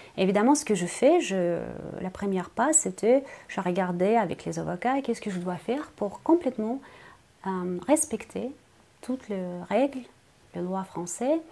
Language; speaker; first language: French; non-native, fluent; Russian